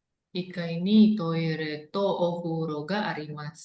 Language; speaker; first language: Japanese; non-native, learner; Indonesian